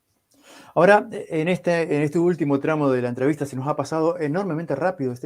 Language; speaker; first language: Spanish; native; Spanish